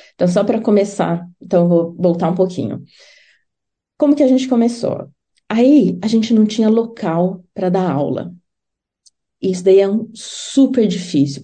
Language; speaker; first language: Portuguese; native; Portuguese